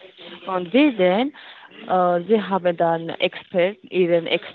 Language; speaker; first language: German; non-native, learner; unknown